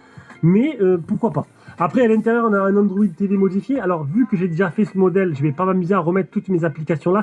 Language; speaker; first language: French; native; French